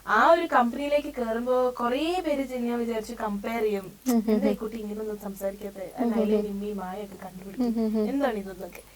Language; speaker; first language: Malayalam; early bilingual, heritage; Malayalam